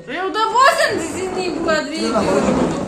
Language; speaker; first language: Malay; non-native, learner; Russian